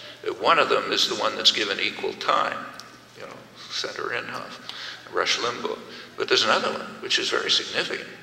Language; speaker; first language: English; native; English